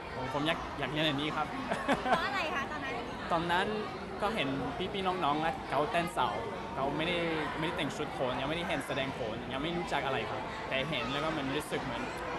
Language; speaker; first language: Thai; non-native, learner; English